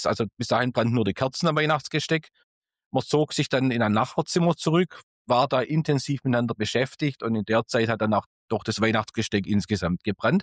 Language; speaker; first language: German; native; German